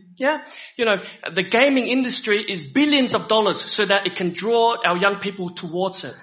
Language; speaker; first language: English; early bilingual, other home language; Vietnamese